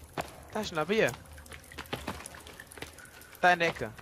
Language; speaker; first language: German; native; German